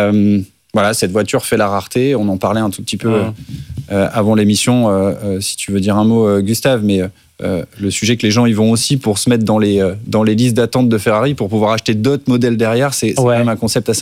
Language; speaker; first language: French; native; French